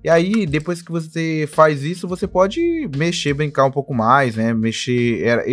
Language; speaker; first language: Portuguese; native; Portuguese